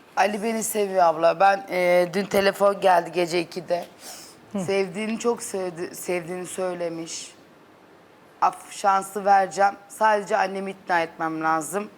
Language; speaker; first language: Turkish; native; Turkish